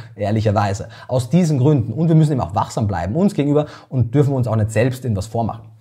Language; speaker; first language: German; native; German